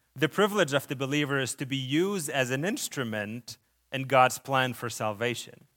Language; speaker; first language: English; early bilingual, other home language; Arabic